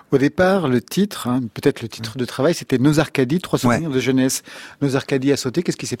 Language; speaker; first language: French; native; French